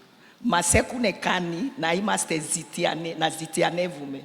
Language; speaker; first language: Greek; non-native, learner; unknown